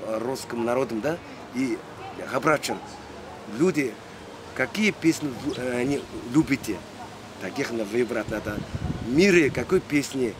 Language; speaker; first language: Russian; non-native, learner; Mongolian